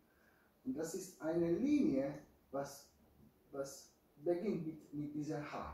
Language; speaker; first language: German; non-native, fluent; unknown